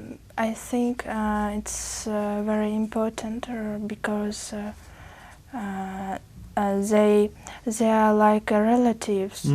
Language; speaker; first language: English; non-native, learner; Uzbek